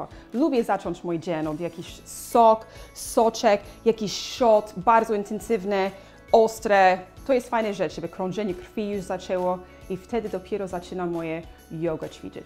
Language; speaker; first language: Polish; non-native, learner; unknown